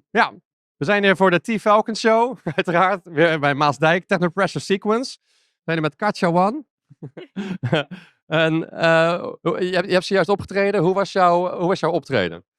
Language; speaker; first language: Dutch; native; Dutch